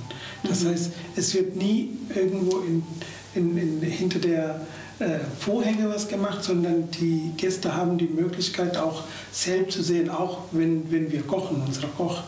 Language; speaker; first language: German; non-native, fluent; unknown